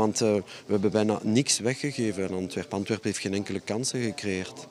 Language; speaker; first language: Dutch; non-native, fluent; French